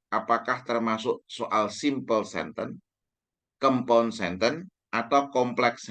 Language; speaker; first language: English; non-native, fluent; Indonesian